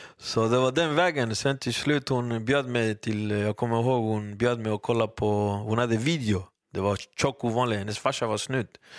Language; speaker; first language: Swedish; early bilingual, other home language; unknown